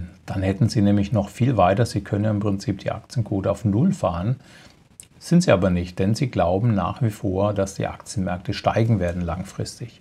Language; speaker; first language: German; native; German